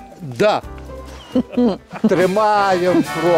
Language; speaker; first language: Ukrainian; non-native, learner; Russian